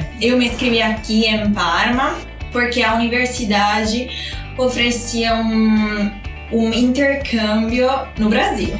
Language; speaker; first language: Portuguese; non-native, fluent; Italian